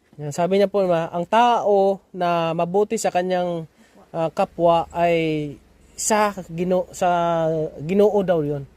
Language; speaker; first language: Filipino; non-native, local second language; Hiligaynon